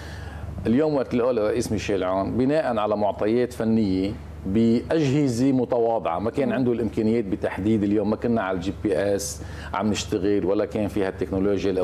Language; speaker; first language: Arabic; native; Arabic